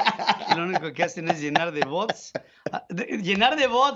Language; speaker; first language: Spanish; native; Spanish